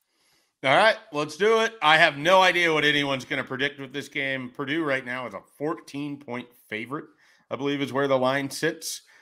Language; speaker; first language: English; native; English